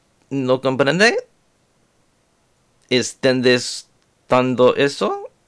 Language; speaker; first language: Spanish; non-native, learner; English